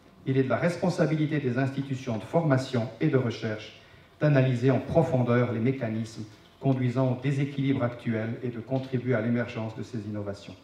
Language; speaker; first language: French; native; French